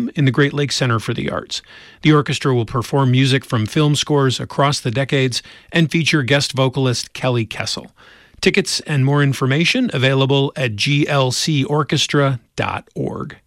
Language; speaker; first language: English; native; English